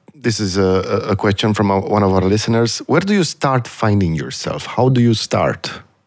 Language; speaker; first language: English; non-native, fluent; Romanian